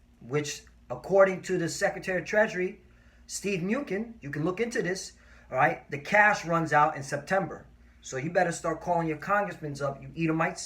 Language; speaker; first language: English; native; English